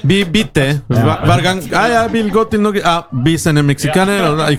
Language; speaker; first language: Norwegian; non-native, learner; Spanish